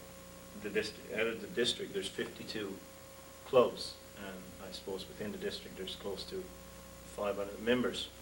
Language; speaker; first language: English; native; English